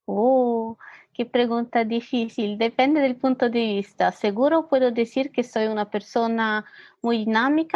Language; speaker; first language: Spanish; non-native, fluent; Italian